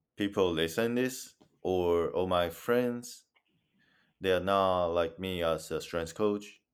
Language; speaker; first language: English; non-native, learner; Chinese